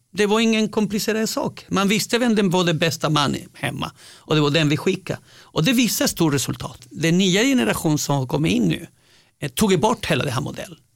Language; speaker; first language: Swedish; non-native, fluent; Spanish